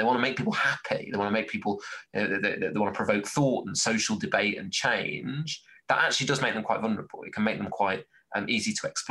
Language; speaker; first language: English; native; English